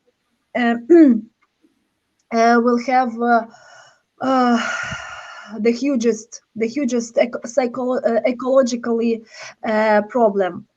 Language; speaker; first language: English; non-native, learner; Ukrainian